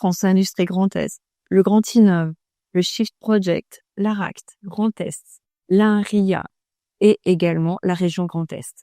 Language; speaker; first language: French; native; French